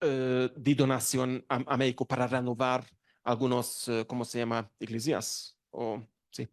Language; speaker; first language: Spanish; non-native, learner; Hungarian